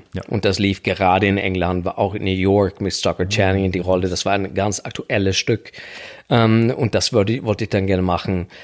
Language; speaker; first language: German; non-native, fluent; Swedish